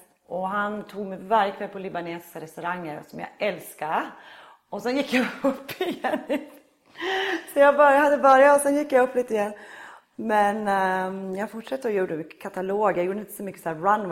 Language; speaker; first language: Swedish; native; Swedish